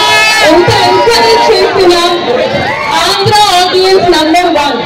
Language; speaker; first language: Telugu; non-native, learner; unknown